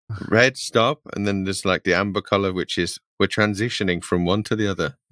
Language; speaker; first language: English; native; English